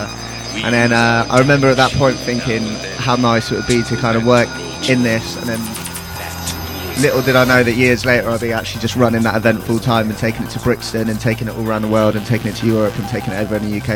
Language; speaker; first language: English; native; English